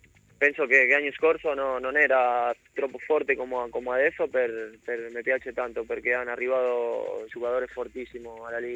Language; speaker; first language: Italian; non-native, learner; Spanish